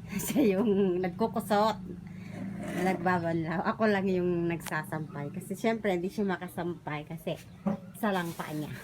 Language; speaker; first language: Filipino; non-native, local second language; Iloko